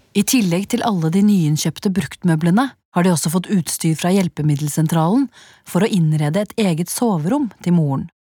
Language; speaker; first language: Norwegian; native; Norwegian